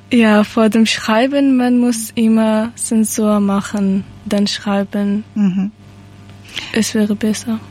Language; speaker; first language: German; non-native, learner; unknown